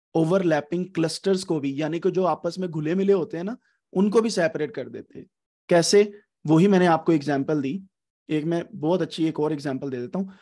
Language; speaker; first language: Urdu; non-native, local second language; Punjabi